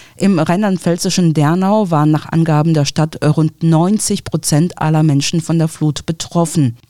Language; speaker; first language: German; early bilingual, other home language; Russian